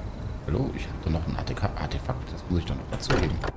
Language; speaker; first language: German; native; German